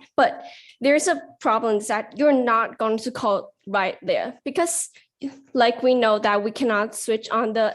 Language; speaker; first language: English; non-native, learner; Chinese